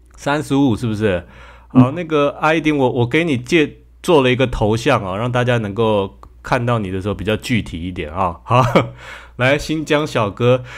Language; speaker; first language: Chinese; native; Chinese